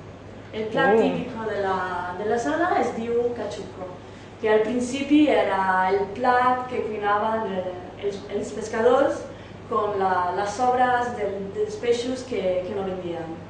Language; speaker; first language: Catalan; non-native, learner; Italian